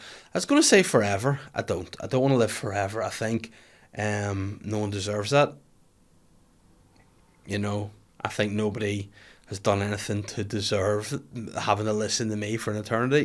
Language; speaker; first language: English; native; English